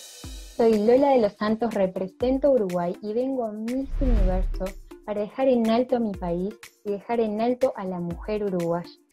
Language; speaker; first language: Spanish; native; Spanish